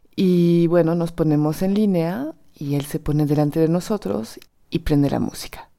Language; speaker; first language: Spanish; non-native, fluent; French